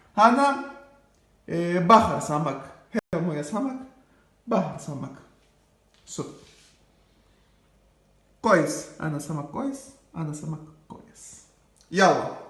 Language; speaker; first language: Arabic; non-native, learner; Greek